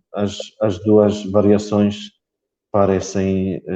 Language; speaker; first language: Portuguese; non-native, fluent; Polish